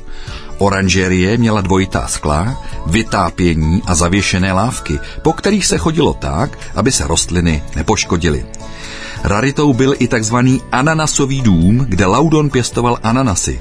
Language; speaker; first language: Czech; native; Czech